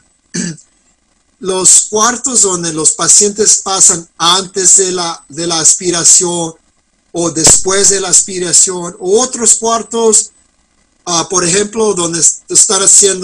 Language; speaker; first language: Spanish; non-native, fluent; English